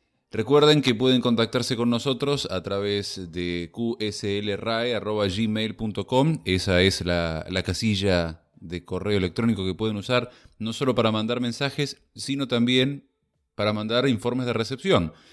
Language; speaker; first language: Spanish; native; Spanish